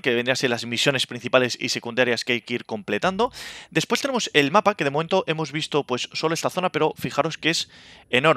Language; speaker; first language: Spanish; native; Spanish